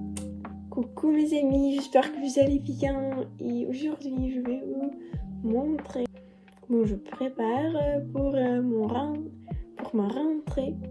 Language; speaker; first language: French; non-native, learner; Russian